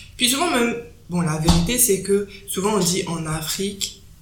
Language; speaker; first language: French; native; French